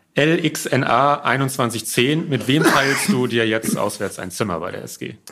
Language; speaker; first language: German; native; German